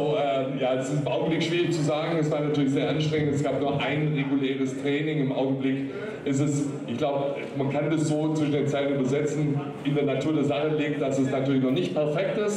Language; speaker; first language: German; native; German